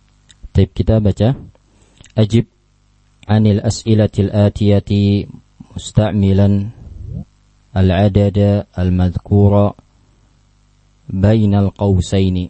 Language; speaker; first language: Arabic; non-native, fluent; Indonesian